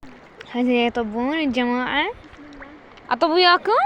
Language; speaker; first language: Arabic; native; Arabic